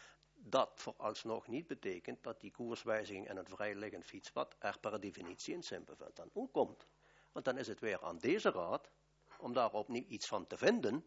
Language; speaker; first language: Dutch; native; Dutch